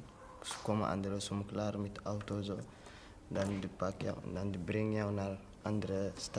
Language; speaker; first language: Dutch; non-native, learner; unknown